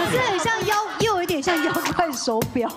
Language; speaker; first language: Chinese; native; Chinese